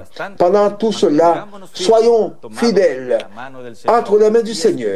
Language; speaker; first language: French; non-native, fluent; Spanish